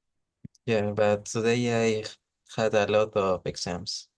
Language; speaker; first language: English; non-native, learner; Spanish